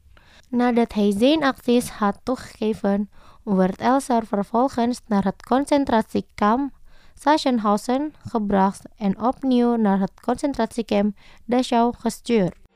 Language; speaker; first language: Dutch; non-native, fluent; Indonesian